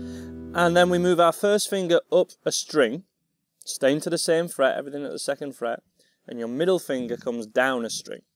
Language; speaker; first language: English; native; English